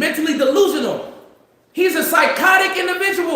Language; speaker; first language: English; native; English